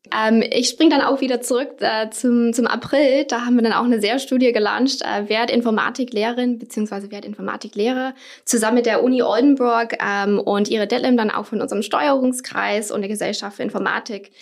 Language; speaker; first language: German; non-native, fluent; English